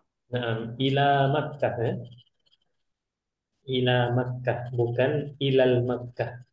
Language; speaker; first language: Arabic; non-native, fluent; Indonesian